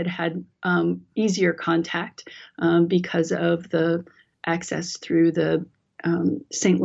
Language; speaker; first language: English; native; English